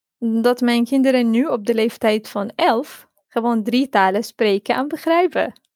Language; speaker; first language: Dutch; non-native, fluent; Arabic